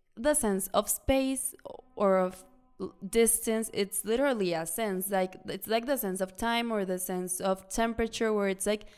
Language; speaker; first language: English; non-native, fluent; Spanish